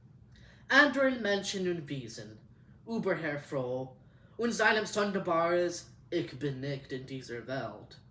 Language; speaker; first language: German; non-native, learner; English